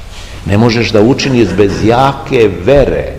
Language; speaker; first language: Serbian; native; Serbian